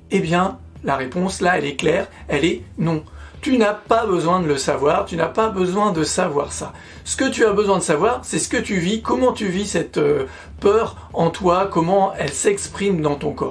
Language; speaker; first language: French; native; French